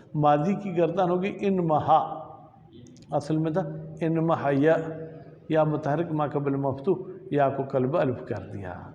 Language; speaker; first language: Urdu; non-native, local second language; Sindhi